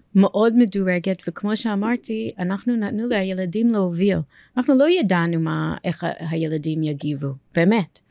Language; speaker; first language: Hebrew; non-native, fluent; English